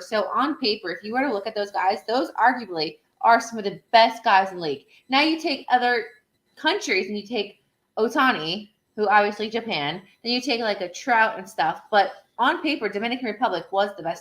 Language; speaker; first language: English; native; English